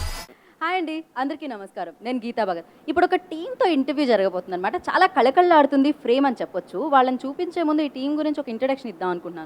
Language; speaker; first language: Telugu; native; Telugu